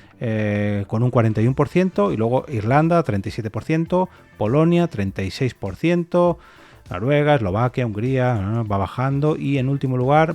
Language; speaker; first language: Spanish; native; Spanish